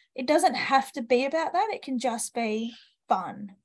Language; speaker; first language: English; native; English